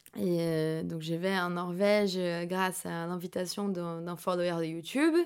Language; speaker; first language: French; non-native, fluent; Portuguese